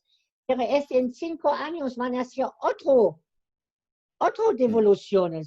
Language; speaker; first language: Spanish; non-native, fluent; German